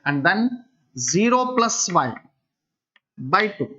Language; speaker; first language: English; non-native, local second language; Kannada